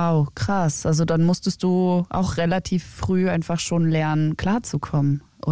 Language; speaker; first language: German; native; German